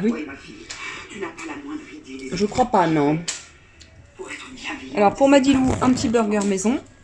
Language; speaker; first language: French; native; French